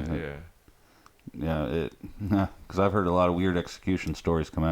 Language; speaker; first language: English; native; English